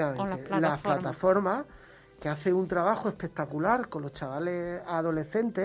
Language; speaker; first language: Spanish; native; Spanish